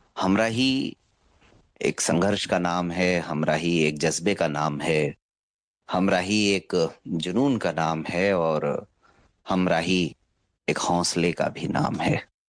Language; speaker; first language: Hindi; native; Hindi